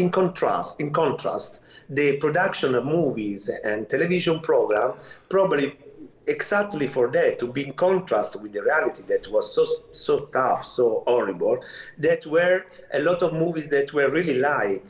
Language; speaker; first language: English; non-native, fluent; Italian